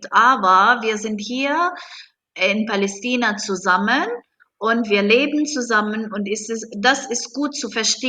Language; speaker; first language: German; non-native, fluent; Arabic